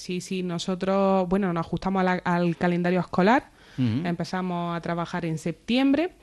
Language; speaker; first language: Spanish; native; Spanish